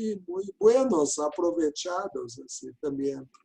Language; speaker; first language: Spanish; non-native, learner; Portuguese